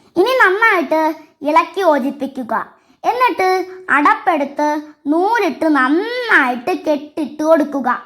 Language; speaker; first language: Malayalam; native; Malayalam